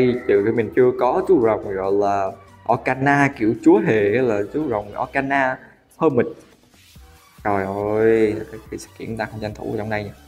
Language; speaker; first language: Vietnamese; native; Vietnamese